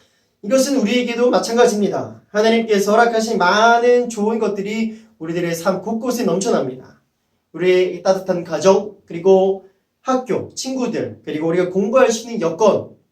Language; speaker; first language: Korean; native; Korean